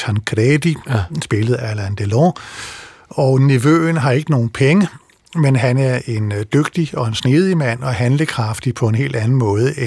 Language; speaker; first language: Danish; native; Danish